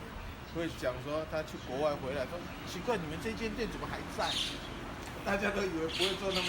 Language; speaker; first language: Chinese; native; Chinese